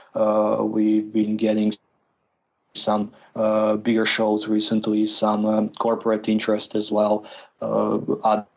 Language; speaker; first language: English; non-native, fluent; Croatian